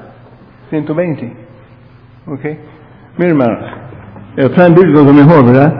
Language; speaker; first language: Spanish; non-native, fluent; English